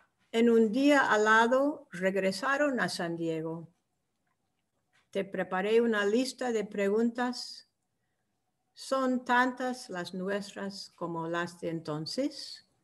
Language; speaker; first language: Spanish; non-native, fluent; English